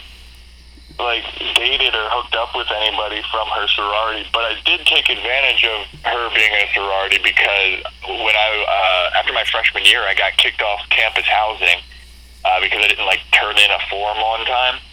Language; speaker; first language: English; native; English